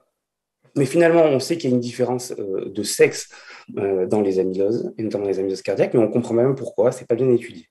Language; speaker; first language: French; native; French